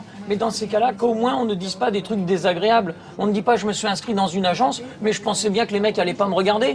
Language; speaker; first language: French; native; French